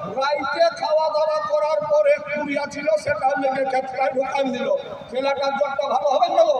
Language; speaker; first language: Bangla; non-native, local second language; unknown